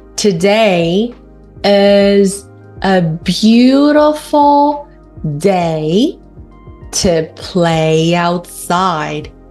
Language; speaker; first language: English; non-native, fluent; Korean